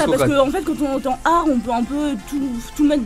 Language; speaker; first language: French; native; French